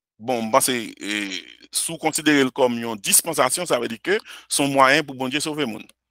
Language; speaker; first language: French; non-native, local second language; Haitian Creole